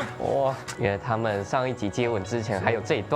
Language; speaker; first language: Chinese; native; Chinese